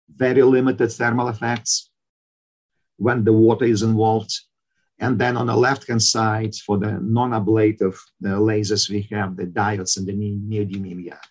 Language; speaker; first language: English; non-native, fluent; Ukrainian